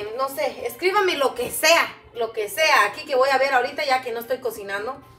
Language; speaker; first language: Spanish; non-native, local second language; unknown